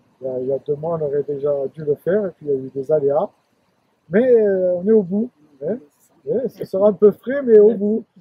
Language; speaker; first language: French; native; French